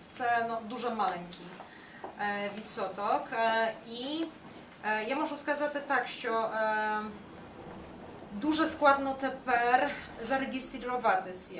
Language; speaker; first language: Ukrainian; non-native, fluent; Polish